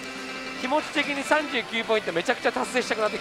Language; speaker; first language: Japanese; native; Japanese